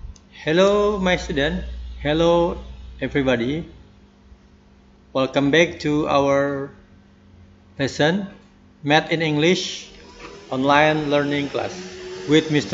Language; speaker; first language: English; non-native, learner; Indonesian